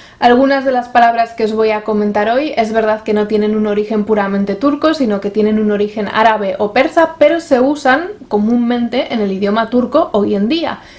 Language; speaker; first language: Spanish; native; Spanish